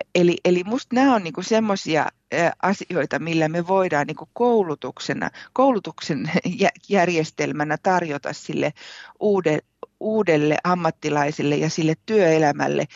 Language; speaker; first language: Finnish; native; Finnish